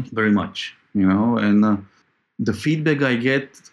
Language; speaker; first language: English; non-native, fluent; Slovak